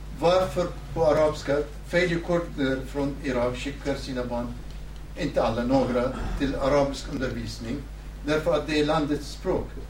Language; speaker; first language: Swedish; non-native, fluent; Southern Kurdish